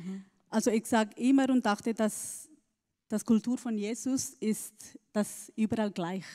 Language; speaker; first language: German; non-native, learner; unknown